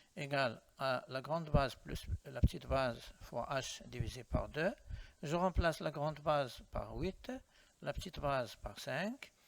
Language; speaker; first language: French; non-native, local second language; Arabic